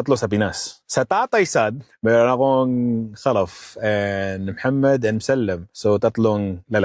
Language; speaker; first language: Filipino; early bilingual, heritage; Filipino